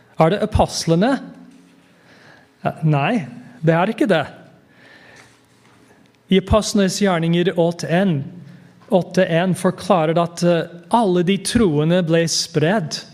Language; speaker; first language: Norwegian; non-native, fluent; English